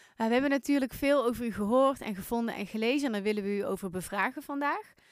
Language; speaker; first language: Dutch; native; Dutch